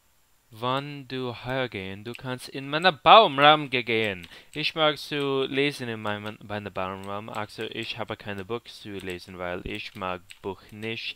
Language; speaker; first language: German; non-native, learner; English